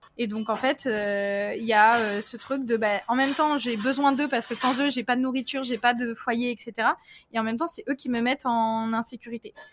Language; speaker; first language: French; early bilingual, other home language; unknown